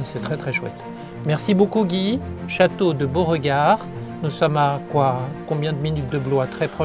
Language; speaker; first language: French; native; French